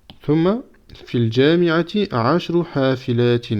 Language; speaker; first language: Arabic; non-native, fluent; French